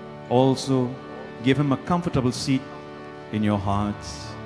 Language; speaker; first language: English; native; English